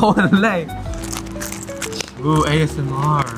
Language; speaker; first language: Chinese; native; Chinese